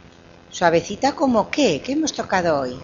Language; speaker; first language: Spanish; native; Spanish